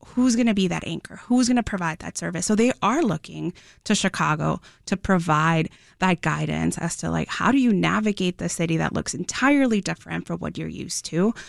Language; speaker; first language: English; non-native, fluent; Spanish